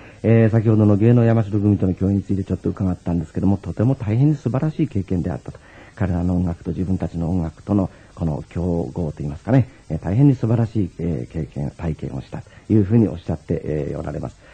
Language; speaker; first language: Japanese; native; Japanese